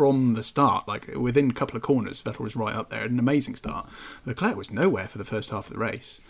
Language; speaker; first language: English; native; English